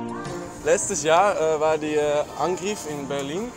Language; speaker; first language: German; non-native, learner; Dutch